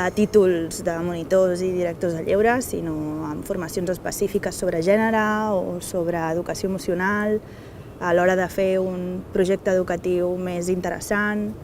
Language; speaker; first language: Catalan; native; Catalan